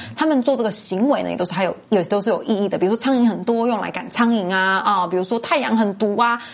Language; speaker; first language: Chinese; native; Chinese